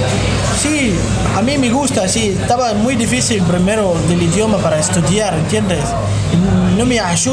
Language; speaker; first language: Spanish; non-native, learner; Arabic